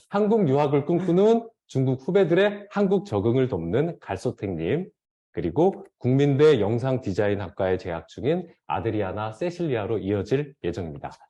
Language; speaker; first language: Korean; native; Korean